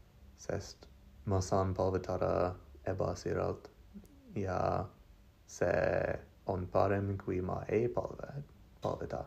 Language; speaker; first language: Estonian; non-native, learner; English